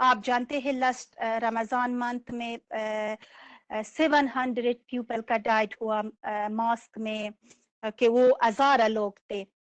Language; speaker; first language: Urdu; non-native, fluent; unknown